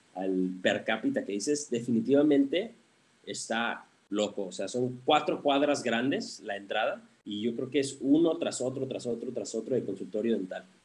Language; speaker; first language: Spanish; early bilingual, heritage; Spanish